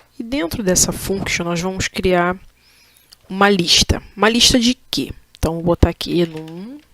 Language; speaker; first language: Portuguese; native; Portuguese